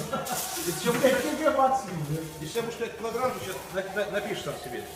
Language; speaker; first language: Russian; non-native, learner; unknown